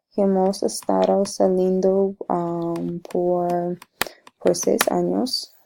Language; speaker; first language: Spanish; non-native, learner; English